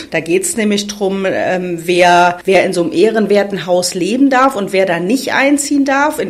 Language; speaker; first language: German; native; German